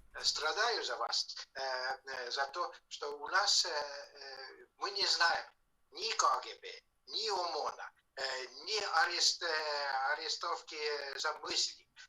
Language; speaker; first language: Russian; non-native, fluent; Estonian